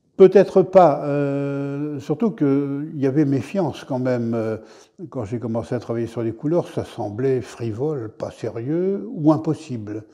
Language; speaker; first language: French; native; French